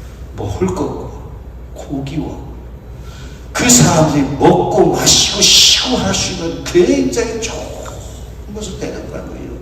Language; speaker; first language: Korean; native; Korean